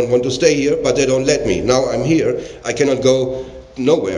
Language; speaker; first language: English; non-native, learner; German